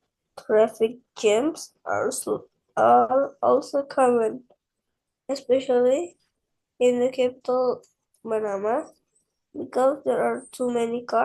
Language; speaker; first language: English; non-native, learner; Indonesian